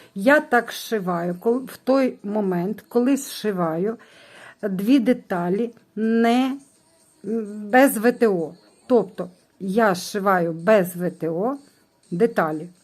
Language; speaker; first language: Ukrainian; non-native, local second language; Russian